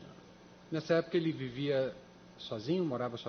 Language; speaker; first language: Portuguese; native; Portuguese